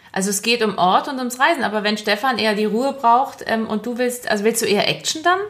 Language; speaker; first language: German; native; German